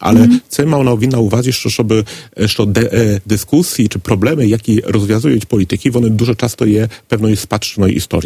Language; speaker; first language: Polish; non-native, learner; Ukrainian